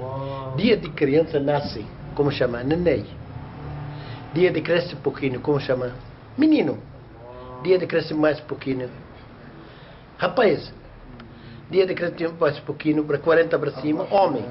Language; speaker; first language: Portuguese; non-native, learner; Arabic